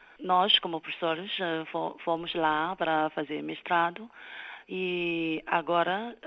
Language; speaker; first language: Portuguese; non-native, fluent; Chinese